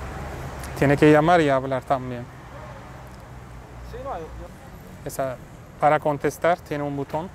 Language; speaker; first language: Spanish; non-native, learner; Turkish